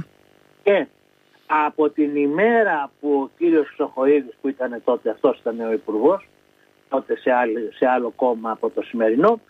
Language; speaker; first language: Greek; native; Greek